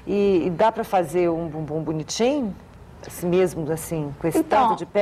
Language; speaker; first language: Portuguese; native; Portuguese